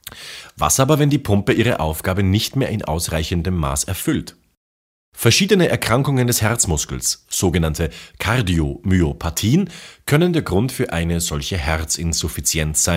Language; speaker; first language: German; native; German